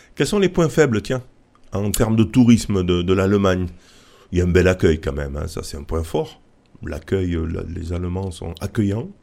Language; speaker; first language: French; native; French